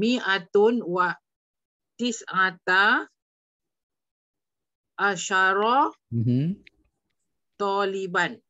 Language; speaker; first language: Arabic; non-native, learner; Malay